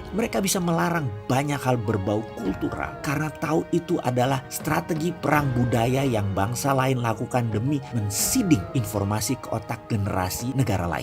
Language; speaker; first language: Indonesian; native; Indonesian